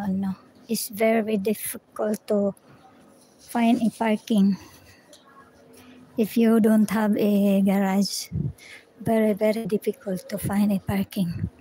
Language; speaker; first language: English; non-native, local second language; Filipino